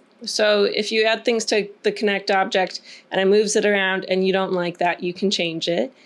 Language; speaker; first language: English; native; English